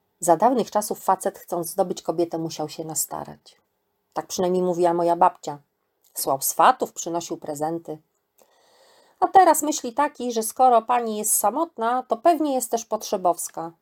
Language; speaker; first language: Polish; native; Polish